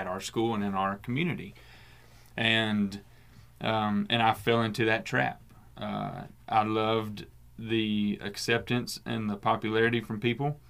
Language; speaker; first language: English; native; English